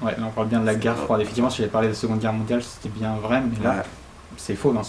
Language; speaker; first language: French; native; French